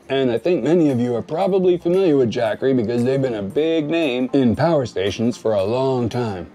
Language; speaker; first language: English; native; English